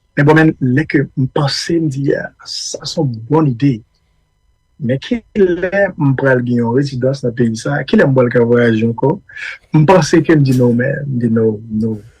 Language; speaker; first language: Haitian Creole; early bilingual, heritage; Haitian Creole